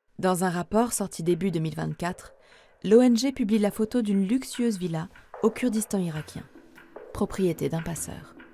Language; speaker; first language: French; native; French